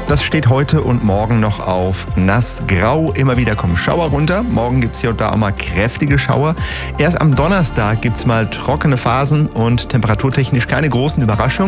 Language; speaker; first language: German; native; German